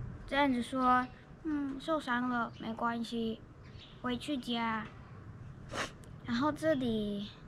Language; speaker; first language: Chinese; early bilingual, other home language; Russian